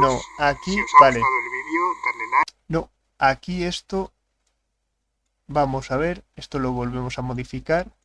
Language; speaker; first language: Spanish; native; Spanish